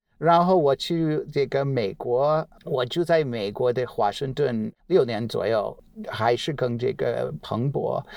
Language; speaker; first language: Chinese; non-native, fluent; English